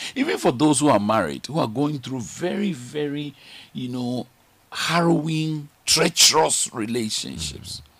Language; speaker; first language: English; non-native, local second language; Ga